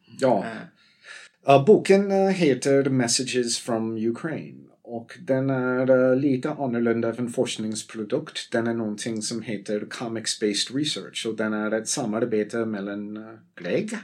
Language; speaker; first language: Swedish; non-native, fluent; English